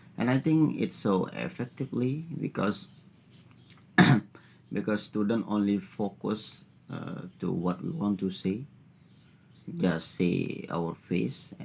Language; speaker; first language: English; non-native, learner; Indonesian